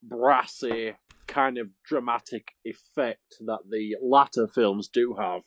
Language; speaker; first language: English; native; English